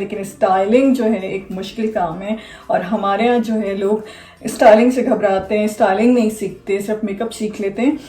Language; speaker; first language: Urdu; native; Urdu